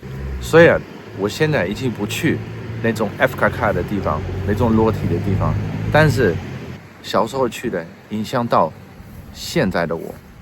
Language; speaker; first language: Chinese; non-native, fluent; Dutch